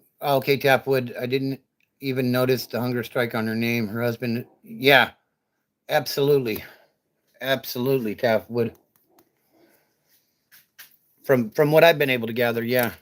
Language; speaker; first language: English; native; English